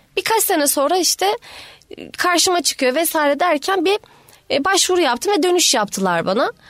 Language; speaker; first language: Turkish; native; Turkish